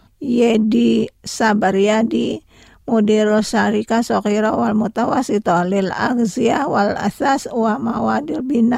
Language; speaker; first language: Arabic; non-native, fluent; Indonesian